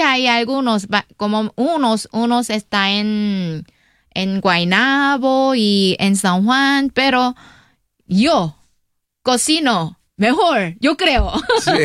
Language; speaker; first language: Spanish; non-native, learner; Korean